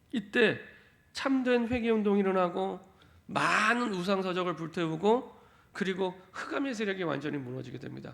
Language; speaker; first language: Korean; native; Korean